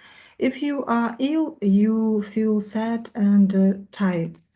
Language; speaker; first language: English; non-native, learner; Russian